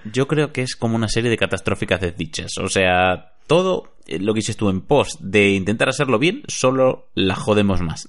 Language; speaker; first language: Spanish; native; Spanish